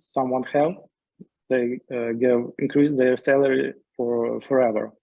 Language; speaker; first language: English; non-native, learner; Ukrainian